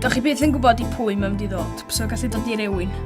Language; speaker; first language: Welsh; native; Welsh